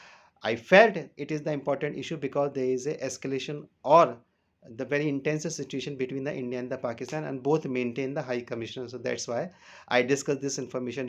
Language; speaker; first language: English; non-native, local second language; Hindi